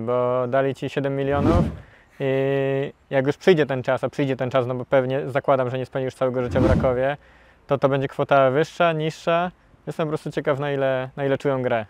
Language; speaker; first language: Polish; native; Polish